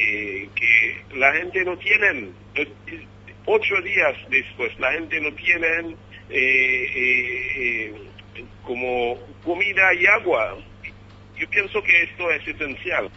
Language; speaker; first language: Spanish; non-native, fluent; Haitian Creole